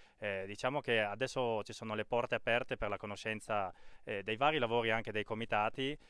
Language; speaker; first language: Italian; native; Italian